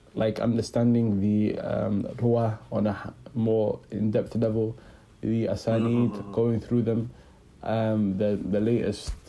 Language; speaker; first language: English; native; English